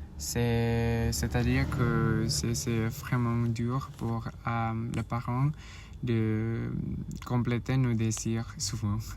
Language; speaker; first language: French; non-native, learner; Indonesian